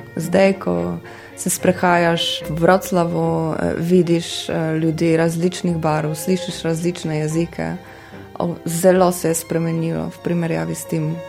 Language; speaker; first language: Slovenian; non-native, fluent; Polish